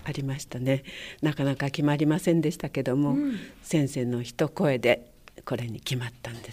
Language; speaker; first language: Japanese; native; Japanese